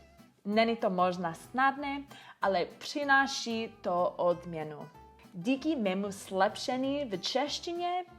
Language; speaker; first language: Czech; non-native, learner; English